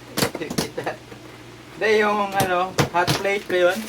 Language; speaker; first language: Filipino; non-native, local second language; Cebuano